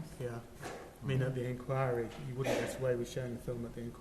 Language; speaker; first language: English; native; English